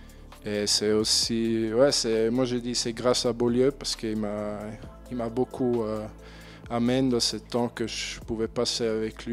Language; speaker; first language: French; non-native, learner; German